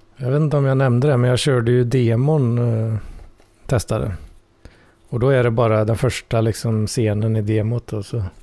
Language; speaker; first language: Swedish; native; Swedish